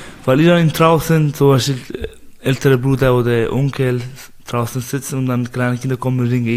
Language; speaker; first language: German; non-native, learner; Persian